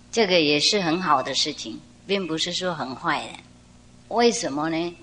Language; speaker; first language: Chinese; non-native, fluent; Vietnamese